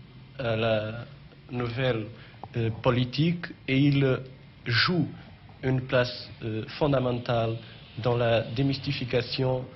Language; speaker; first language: French; non-native, fluent; Portuguese